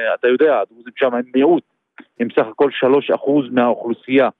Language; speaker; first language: Hebrew; non-native, local second language; Arabic